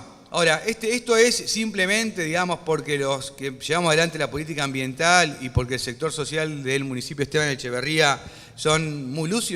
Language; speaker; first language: Spanish; native; Spanish